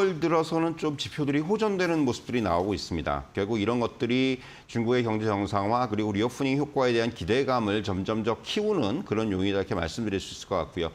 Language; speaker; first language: Korean; native; Korean